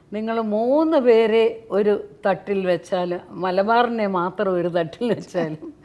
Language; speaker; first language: Malayalam; native; Malayalam